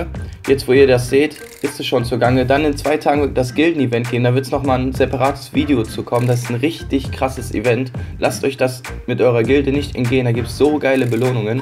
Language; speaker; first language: German; native; German